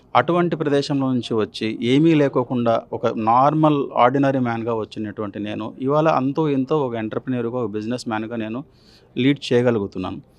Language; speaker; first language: Telugu; native; Telugu